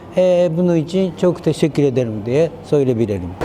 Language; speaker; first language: Turkish; non-native, learner; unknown